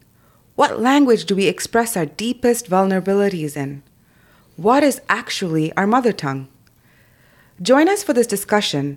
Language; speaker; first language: English; non-native, local second language; Tamil